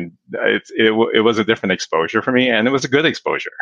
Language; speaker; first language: English; native; English